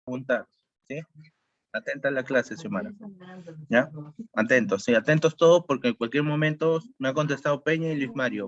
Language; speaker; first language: Spanish; native; Spanish